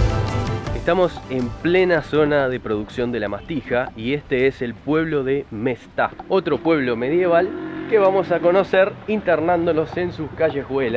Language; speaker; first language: Spanish; native; Spanish